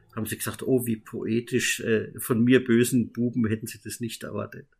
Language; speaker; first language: German; native; German